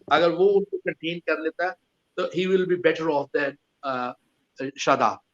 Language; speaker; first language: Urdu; non-native, local second language; Punjabi